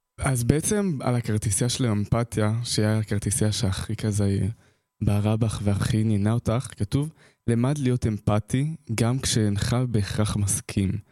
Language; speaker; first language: Hebrew; native; Hebrew